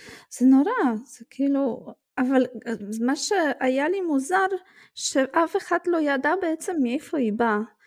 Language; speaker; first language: Hebrew; non-native, fluent; Polish